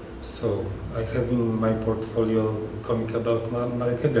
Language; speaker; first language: English; non-native, learner; Polish